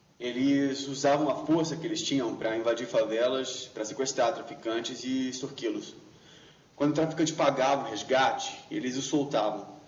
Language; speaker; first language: Portuguese; native; Portuguese